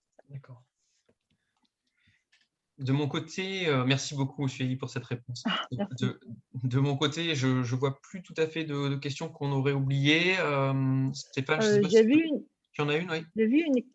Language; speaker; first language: French; native; French